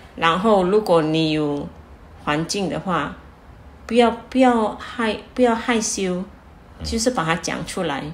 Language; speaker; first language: Chinese; non-native, local second language; Min Nan Chinese